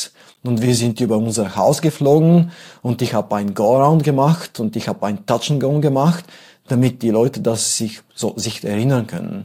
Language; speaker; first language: German; non-native, fluent; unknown